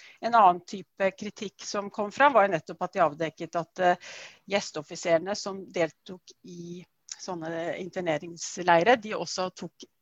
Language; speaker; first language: Norwegian; native; Norwegian